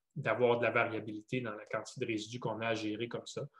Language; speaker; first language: French; native; French